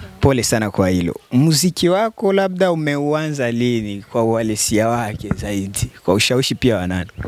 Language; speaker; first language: Swahili; native; Swahili